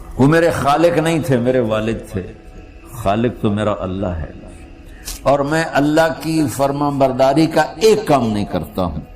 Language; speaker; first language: Urdu; non-native, local second language; Punjabi